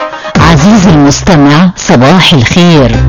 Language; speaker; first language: Arabic; native; Arabic